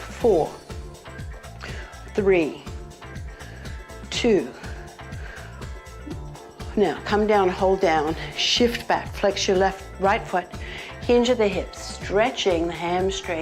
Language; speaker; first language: English; native; English